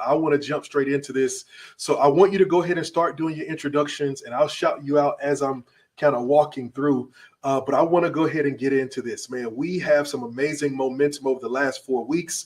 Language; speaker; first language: English; native; English